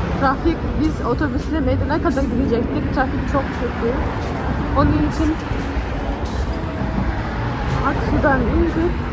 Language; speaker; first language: Turkish; non-native, fluent; Russian